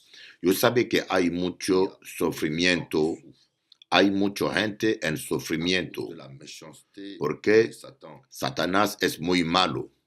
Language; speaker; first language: Spanish; non-native, learner; French